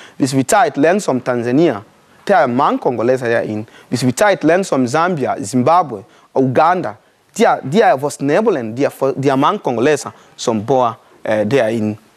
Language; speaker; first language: Danish; non-native, fluent; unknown